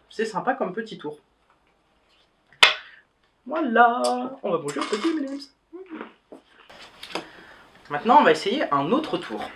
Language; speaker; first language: French; native; French